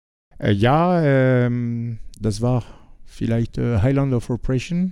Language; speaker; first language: German; non-native, learner; French